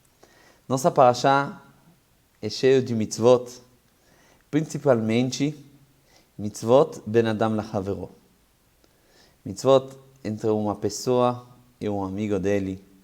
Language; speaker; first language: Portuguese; non-native, fluent; Hebrew